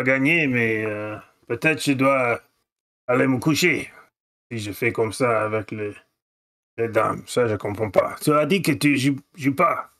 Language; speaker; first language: French; non-native, fluent; English